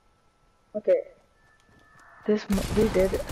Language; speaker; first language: English; non-native, learner; French